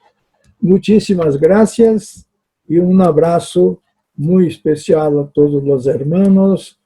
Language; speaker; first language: Spanish; non-native, fluent; Portuguese